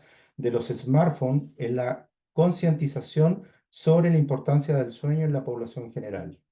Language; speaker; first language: Spanish; native; Spanish